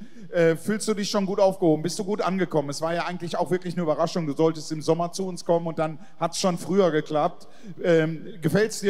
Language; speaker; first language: German; native; German